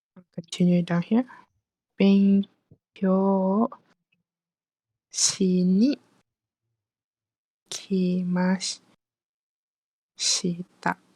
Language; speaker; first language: Japanese; non-native, fluent; Malay